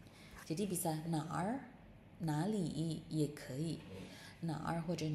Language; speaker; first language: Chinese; non-native, fluent; Indonesian